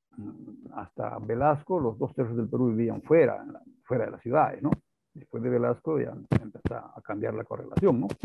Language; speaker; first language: Spanish; native; Spanish